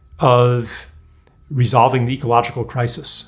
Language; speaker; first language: English; native; English